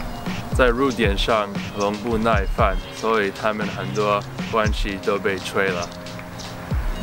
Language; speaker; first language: Chinese; non-native, learner; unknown